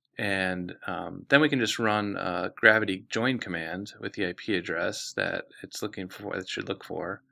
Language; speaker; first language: English; native; English